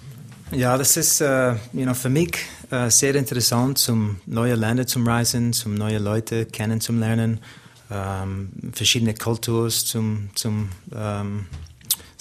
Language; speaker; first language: German; non-native, learner; English